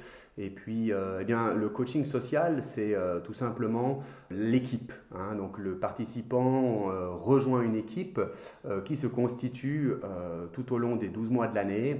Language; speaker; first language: French; native; French